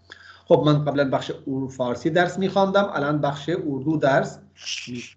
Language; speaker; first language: Persian; non-native, fluent; Urdu